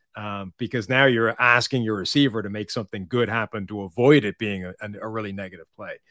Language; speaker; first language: English; native; English